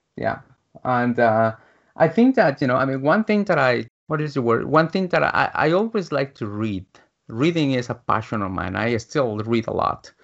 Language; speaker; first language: English; non-native, fluent; Spanish